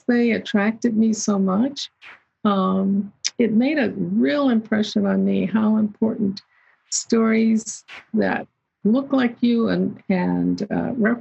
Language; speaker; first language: English; native; English